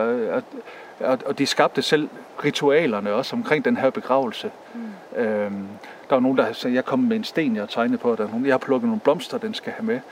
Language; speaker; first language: Danish; native; Danish